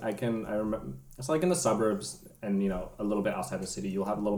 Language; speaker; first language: English; native; English